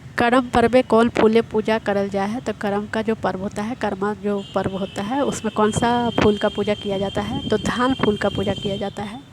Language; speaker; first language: Hindi; native; Hindi